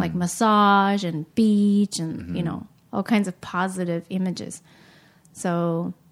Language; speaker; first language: English; non-native, fluent; Japanese